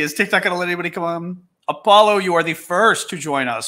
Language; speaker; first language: English; native; English